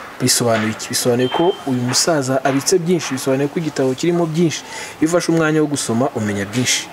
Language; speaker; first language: Kinyarwanda; native; Kinyarwanda